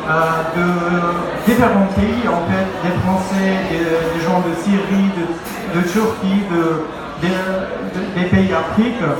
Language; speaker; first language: French; non-native, learner; Pashto